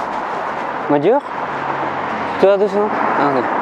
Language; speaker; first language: French; non-native, learner; Spanish